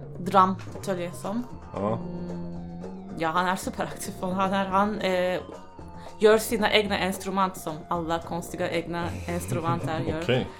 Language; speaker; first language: Swedish; non-native, fluent; Turkish